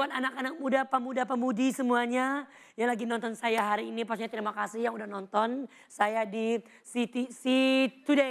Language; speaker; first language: Indonesian; non-native, fluent; Thai